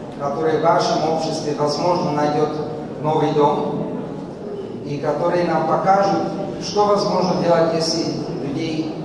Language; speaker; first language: Russian; non-native, learner; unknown